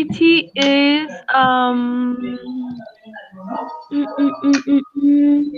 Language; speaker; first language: English; non-native, learner; Spanish